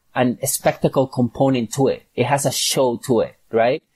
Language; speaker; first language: English; non-native, fluent; Catalan